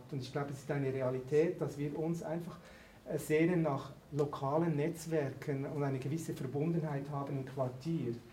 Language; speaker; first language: German; native; German